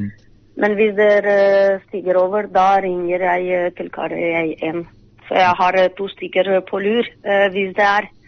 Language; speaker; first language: Norwegian; non-native, fluent; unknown